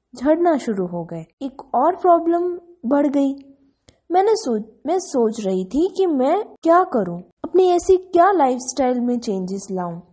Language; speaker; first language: Hindi; non-native, local second language; Gujarati